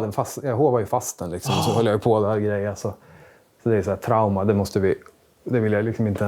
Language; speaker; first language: Swedish; native; Swedish